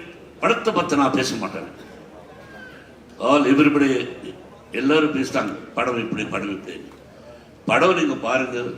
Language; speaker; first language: Tamil; non-native, learner; Telugu